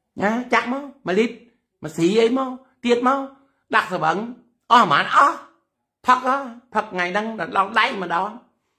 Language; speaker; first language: Khmer; native; Khmer